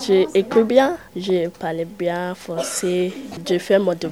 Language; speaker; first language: French; non-native, learner; English